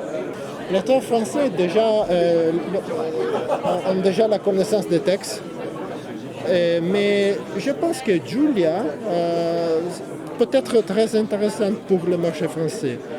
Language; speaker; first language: French; non-native, fluent; Italian